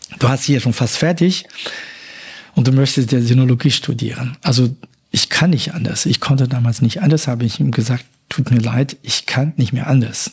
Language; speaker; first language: German; non-native, fluent; Chinese